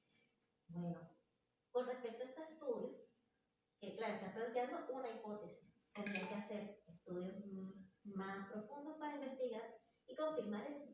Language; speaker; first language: Spanish; native; Spanish